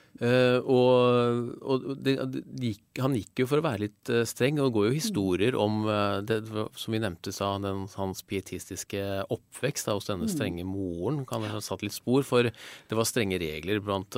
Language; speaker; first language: Norwegian; native; Norwegian